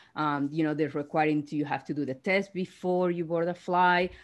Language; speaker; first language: English; non-native, fluent; Spanish